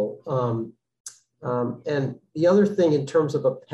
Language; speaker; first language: English; native; English